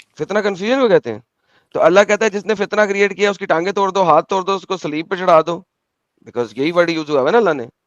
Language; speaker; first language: Urdu; native; Urdu